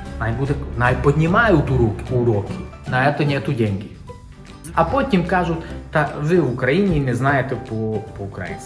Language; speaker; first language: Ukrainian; non-native, local second language; Hungarian